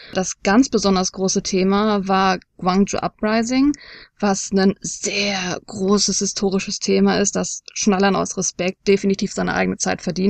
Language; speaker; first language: German; native; German